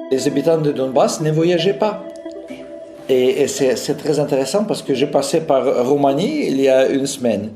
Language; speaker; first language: French; non-native, fluent; Russian